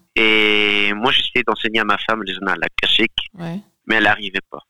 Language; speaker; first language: French; non-native, fluent; Galician